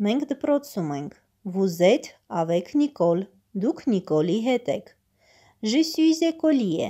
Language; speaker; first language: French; non-native, fluent; Armenian